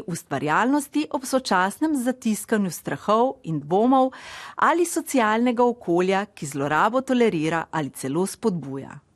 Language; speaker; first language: Slovenian; native; Slovenian